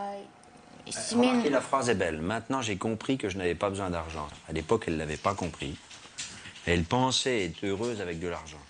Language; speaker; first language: French; native; French